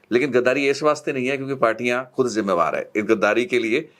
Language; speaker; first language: Hindi; non-native, local second language; Punjabi